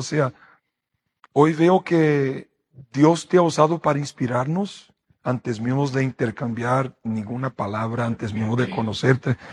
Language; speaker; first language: Spanish; non-native, fluent; Portuguese